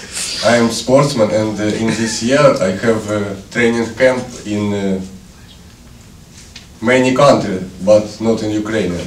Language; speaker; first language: English; non-native, learner; Ukrainian